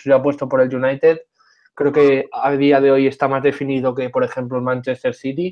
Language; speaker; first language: Spanish; native; Spanish